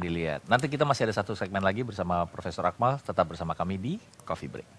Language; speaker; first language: Indonesian; native; Indonesian